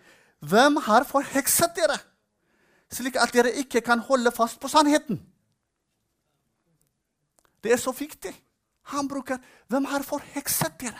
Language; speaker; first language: Norwegian; non-native, fluent; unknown